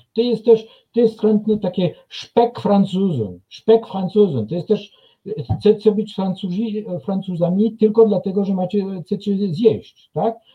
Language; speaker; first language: Polish; non-native, fluent; French